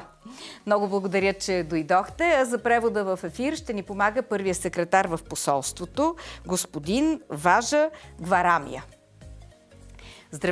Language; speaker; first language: Bulgarian; native; Bulgarian